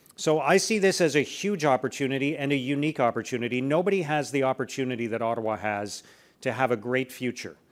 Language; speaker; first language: English; native; English